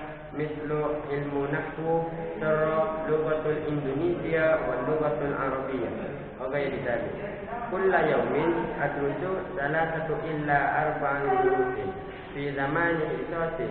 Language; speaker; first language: Arabic; non-native, learner; Indonesian